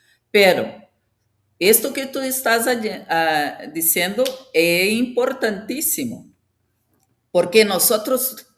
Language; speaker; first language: Spanish; non-native, fluent; Portuguese